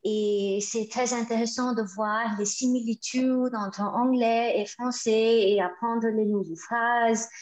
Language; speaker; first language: French; non-native, fluent; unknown